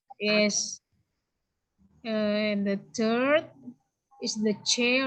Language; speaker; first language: English; non-native, learner; Indonesian